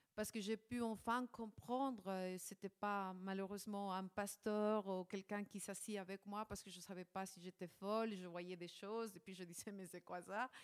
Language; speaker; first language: French; non-native, fluent; Spanish